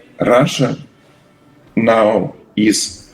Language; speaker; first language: English; non-native, learner; Russian